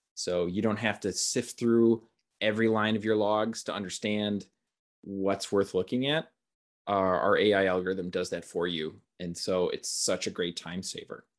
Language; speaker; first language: English; native; English